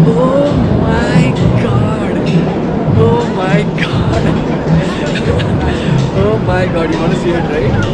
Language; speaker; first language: English; non-native, local second language; Telugu